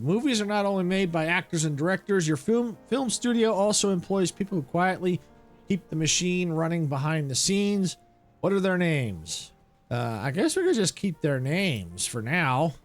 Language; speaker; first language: English; native; English